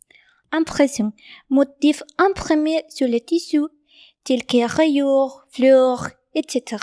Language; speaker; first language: French; non-native, learner; Spanish